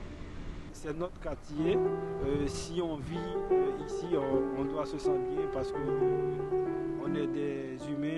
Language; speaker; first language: French; non-native, local second language; Haitian Creole